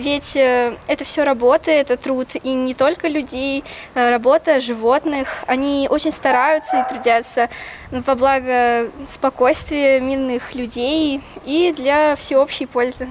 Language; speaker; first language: Russian; native; Russian